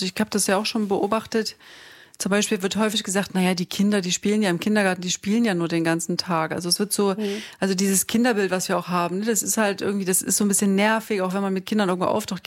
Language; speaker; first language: German; native; German